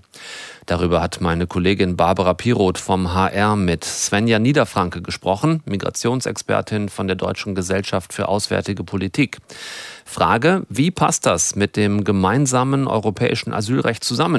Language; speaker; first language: German; native; German